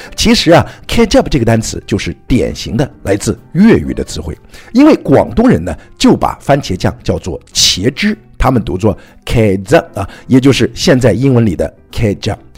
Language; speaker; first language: Chinese; native; Chinese